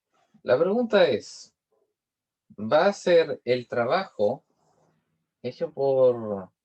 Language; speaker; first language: Spanish; native; Spanish